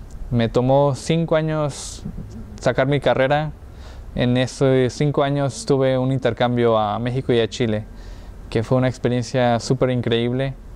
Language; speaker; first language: Spanish; early bilingual, heritage; Spanish